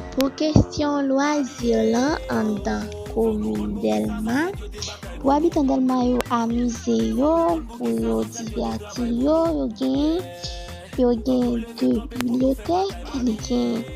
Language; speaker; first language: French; non-native, learner; Haitian Creole